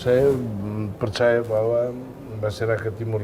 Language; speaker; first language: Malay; non-native, fluent; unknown